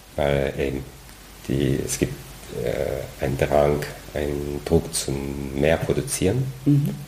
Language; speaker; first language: German; non-native, fluent; French